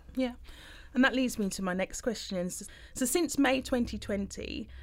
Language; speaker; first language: English; native; English